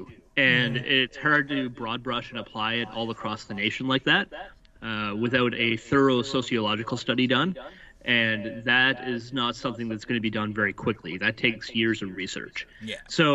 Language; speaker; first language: English; native; English